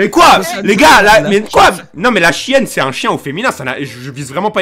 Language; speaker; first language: French; native; French